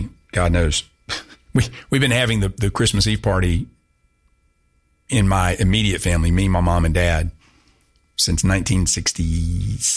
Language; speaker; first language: English; native; English